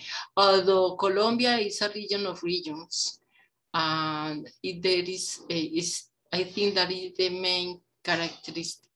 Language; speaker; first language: English; non-native, learner; Spanish